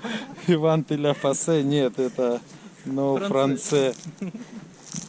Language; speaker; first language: Russian; native; Russian